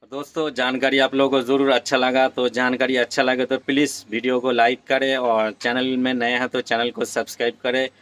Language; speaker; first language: Hindi; non-native, local second language; Bangla